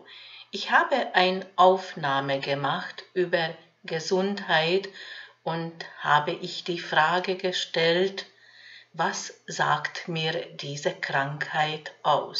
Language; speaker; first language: German; non-native, fluent; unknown